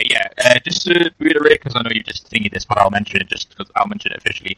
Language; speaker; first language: English; native; English